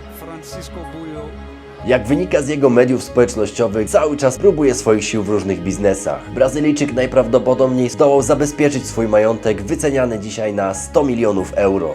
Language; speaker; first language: Polish; native; Polish